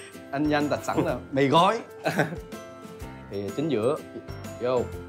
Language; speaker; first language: Vietnamese; early bilingual, heritage; Vietnamese